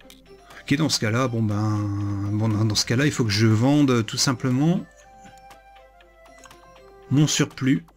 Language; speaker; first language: French; native; French